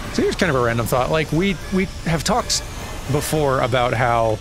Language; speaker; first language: English; native; English